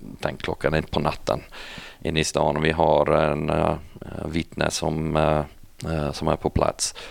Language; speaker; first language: Swedish; non-native, fluent; English